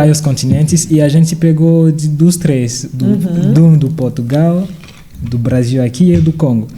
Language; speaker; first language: Portuguese; non-native, fluent; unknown